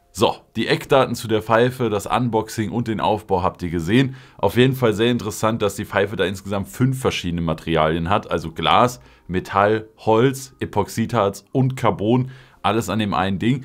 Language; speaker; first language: German; native; German